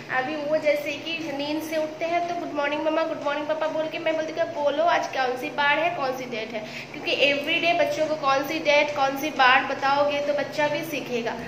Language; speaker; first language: Hindi; non-native, local second language; Bangla